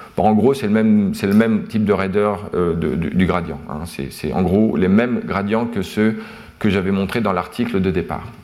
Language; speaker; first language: French; native; French